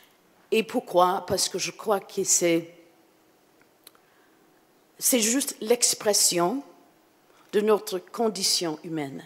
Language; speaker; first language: French; non-native, fluent; English